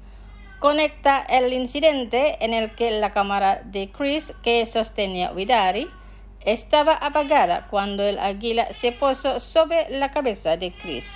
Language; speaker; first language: Spanish; non-native, fluent; Indonesian